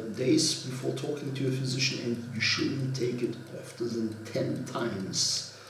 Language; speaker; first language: English; non-native, fluent; German